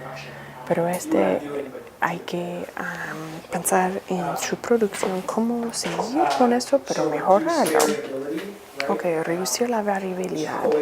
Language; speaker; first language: Spanish; non-native, fluent; English